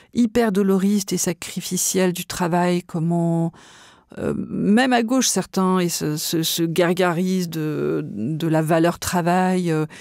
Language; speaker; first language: French; native; French